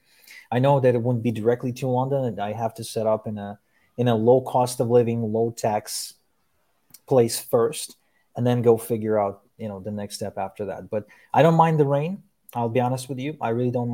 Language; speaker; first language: English; early bilingual, other home language; Ukrainian